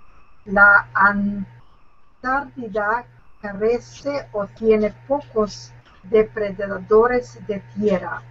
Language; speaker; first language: Spanish; non-native, learner; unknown